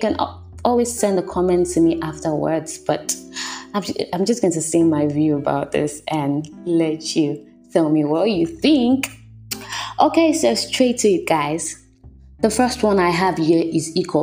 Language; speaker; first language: English; non-native, local second language; Yoruba